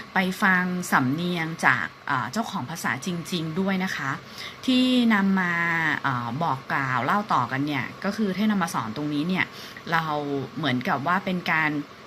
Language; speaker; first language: Thai; native; Thai